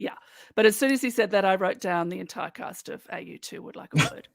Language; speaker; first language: English; native; English